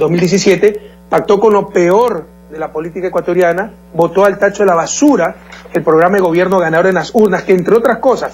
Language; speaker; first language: Spanish; native; Spanish